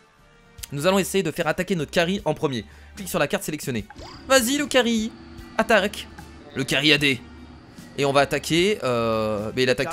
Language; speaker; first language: French; native; French